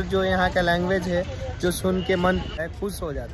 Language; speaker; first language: Hindi; native; Hindi